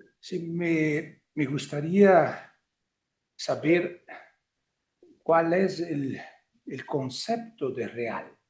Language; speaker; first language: Spanish; non-native, fluent; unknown